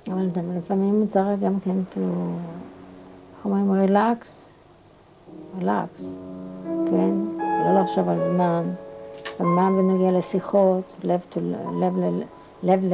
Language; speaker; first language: Hebrew; non-native, fluent; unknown